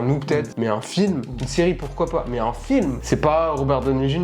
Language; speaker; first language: French; native; French